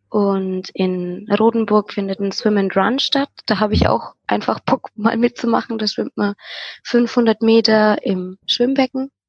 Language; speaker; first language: German; native; German